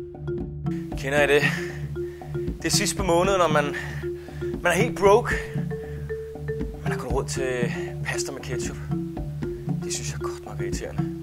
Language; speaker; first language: Danish; native; Danish